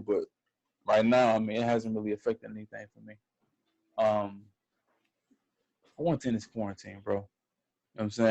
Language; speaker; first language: English; native; English